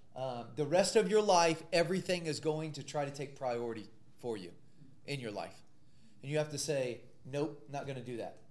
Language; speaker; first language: English; native; English